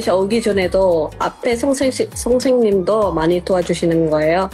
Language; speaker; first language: Korean; non-native, local second language; Indonesian